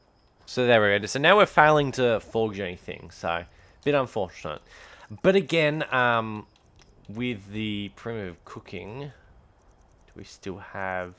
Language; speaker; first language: English; native; English